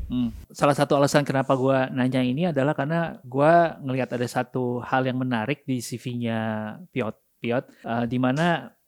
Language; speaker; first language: Indonesian; native; Indonesian